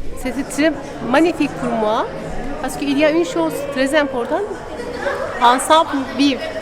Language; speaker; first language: French; non-native, learner; Turkish